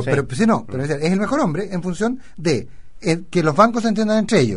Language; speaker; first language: Spanish; native; Spanish